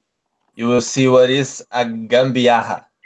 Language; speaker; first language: English; non-native, learner; Portuguese